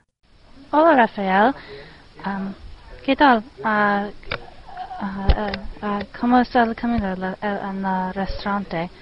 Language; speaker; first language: Spanish; non-native, learner; English